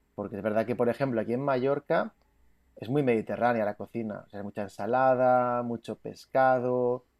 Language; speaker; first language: Spanish; native; Spanish